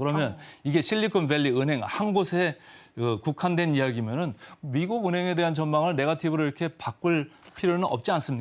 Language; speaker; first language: Korean; native; Korean